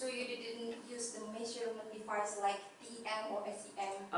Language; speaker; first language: English; non-native, learner; Indonesian